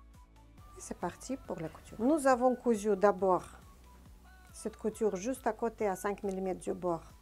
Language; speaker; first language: French; non-native, fluent; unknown